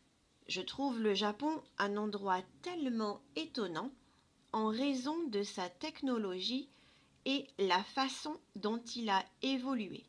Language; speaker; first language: French; non-native, fluent; English